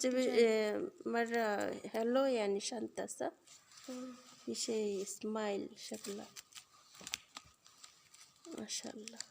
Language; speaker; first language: Arabic; non-native, learner; Bangla